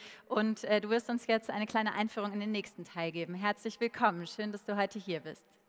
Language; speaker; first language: German; native; German